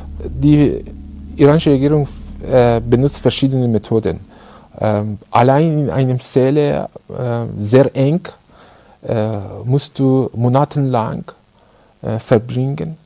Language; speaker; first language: German; non-native, learner; Persian